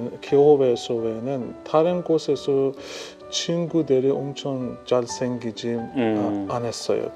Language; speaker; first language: Korean; non-native, fluent; Persian